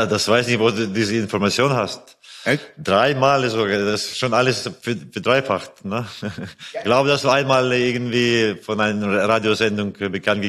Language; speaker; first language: German; non-native, fluent; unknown